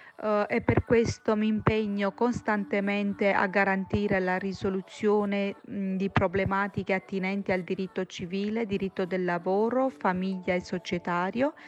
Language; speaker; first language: Italian; non-native, fluent; Romanian